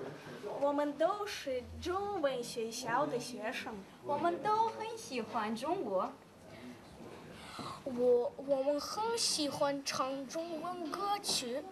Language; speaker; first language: Chinese; non-native, learner; Russian